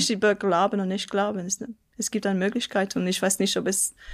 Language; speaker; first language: German; non-native, local second language; French